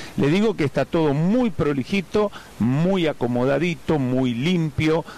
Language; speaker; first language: Spanish; native; Spanish